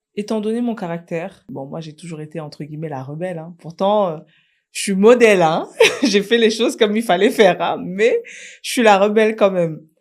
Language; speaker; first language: French; native; French